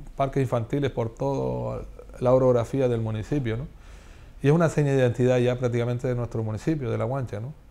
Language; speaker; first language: Spanish; native; Spanish